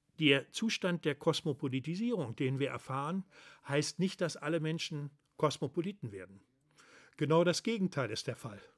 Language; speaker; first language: German; native; German